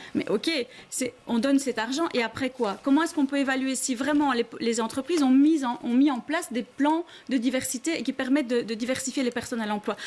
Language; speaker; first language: French; native; French